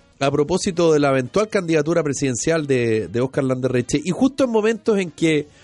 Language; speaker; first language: Spanish; native; Spanish